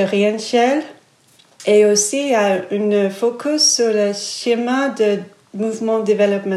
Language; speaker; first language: French; non-native, fluent; English